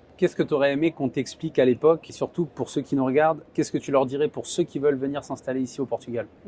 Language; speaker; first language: French; native; French